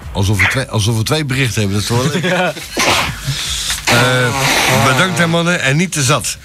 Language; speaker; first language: Dutch; native; Dutch